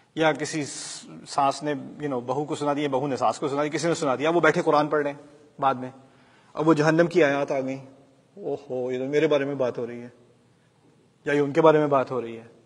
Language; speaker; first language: Urdu; early bilingual, heritage; Urdu